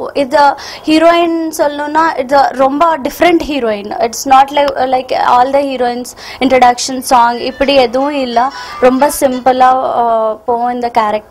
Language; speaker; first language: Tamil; non-native, learner; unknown